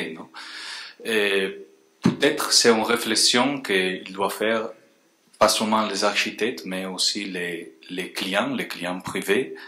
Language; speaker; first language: French; non-native, fluent; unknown